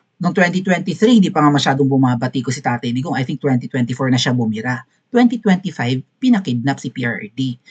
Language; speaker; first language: Filipino; native; Filipino